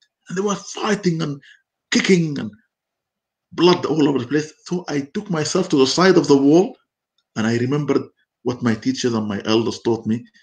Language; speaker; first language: English; non-native, fluent; Arabic